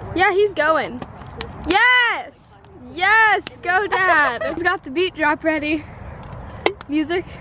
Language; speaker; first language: English; native; English